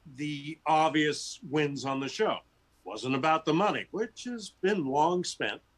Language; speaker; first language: English; native; English